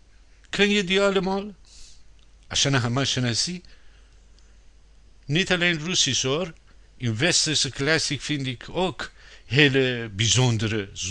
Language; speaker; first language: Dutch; non-native, fluent; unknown